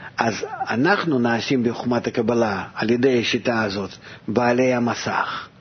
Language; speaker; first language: Hebrew; non-native, fluent; Russian